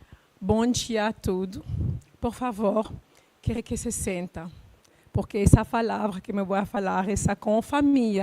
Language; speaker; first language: Portuguese; non-native, learner; Luba-Lulua